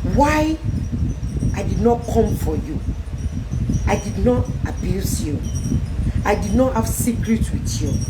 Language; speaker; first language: English; non-native, local second language; Yoruba